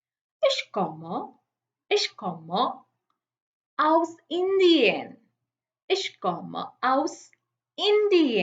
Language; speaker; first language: German; non-native, fluent; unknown